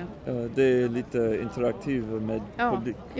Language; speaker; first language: Swedish; non-native, learner; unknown